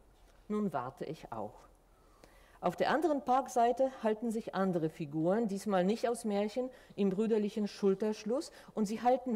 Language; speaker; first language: German; non-native, fluent; Polish